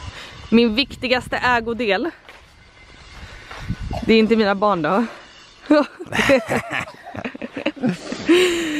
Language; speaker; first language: Swedish; native; Swedish